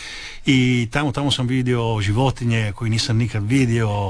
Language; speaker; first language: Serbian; early bilingual, heritage; Italian